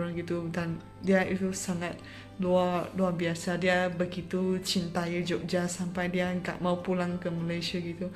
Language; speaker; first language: Indonesian; non-native, fluent; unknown